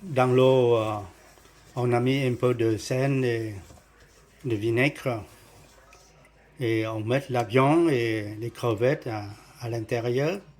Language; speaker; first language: French; non-native, learner; Vietnamese